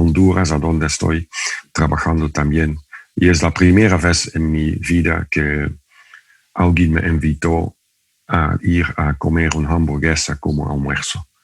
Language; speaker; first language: Spanish; non-native, fluent; Dutch